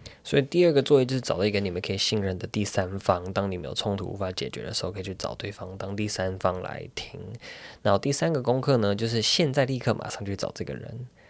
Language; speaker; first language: Chinese; native; Chinese